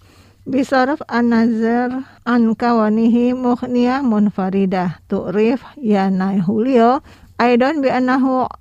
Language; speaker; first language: Arabic; non-native, fluent; Indonesian